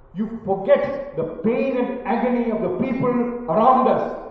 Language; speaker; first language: English; non-native, local second language; Malayalam